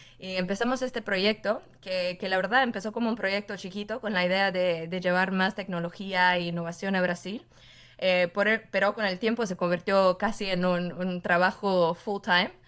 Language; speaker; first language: Spanish; non-native, fluent; Portuguese